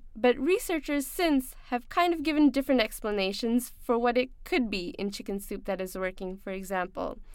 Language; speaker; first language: English; non-native, local second language; Urdu